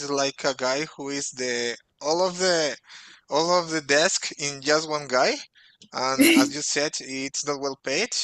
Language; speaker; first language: English; non-native, fluent; Portuguese